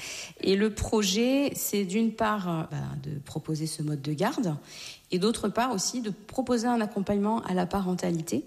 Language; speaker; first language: French; native; French